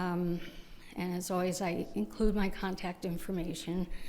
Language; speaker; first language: English; native; English